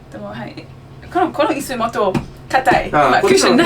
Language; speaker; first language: Japanese; non-native, learner; English